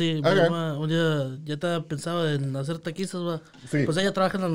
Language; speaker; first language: Spanish; native; Spanish